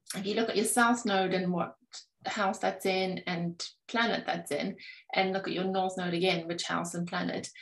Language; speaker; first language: English; native; English